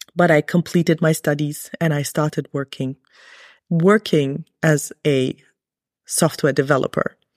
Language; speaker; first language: English; early bilingual, other home language; Arabic